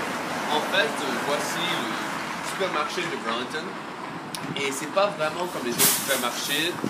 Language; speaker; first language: French; non-native, fluent; English